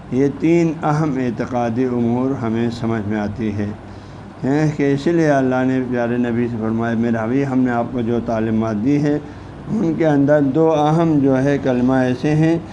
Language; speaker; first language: Urdu; non-native, local second language; Balti